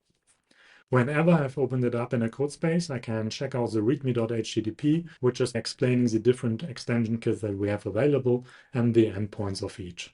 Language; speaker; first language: English; non-native, fluent; German